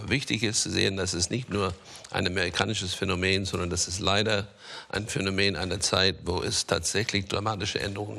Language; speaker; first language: German; non-native, fluent; English